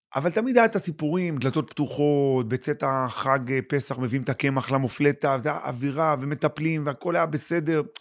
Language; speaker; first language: Hebrew; native; Hebrew